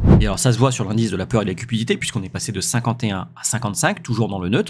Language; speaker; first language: French; native; French